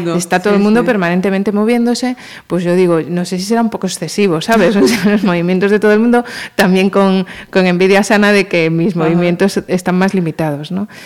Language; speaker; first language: Spanish; native; Spanish